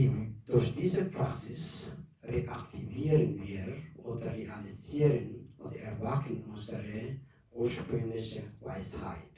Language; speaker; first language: German; non-native, learner; Tibetan